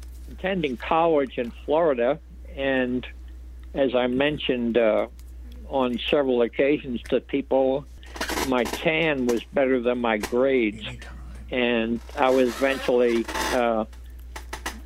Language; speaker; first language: English; native; English